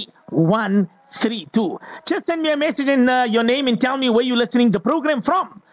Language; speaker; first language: English; native; English